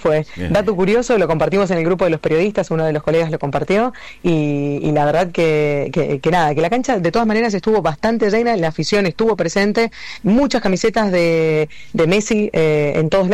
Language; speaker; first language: Spanish; native; Spanish